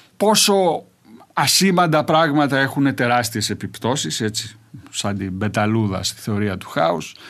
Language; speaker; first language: Greek; native; Greek